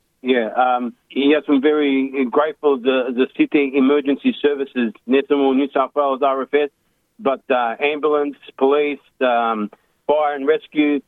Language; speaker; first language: English; early bilingual, other home language; Macedonian